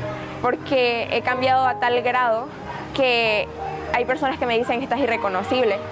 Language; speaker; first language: Spanish; native; Spanish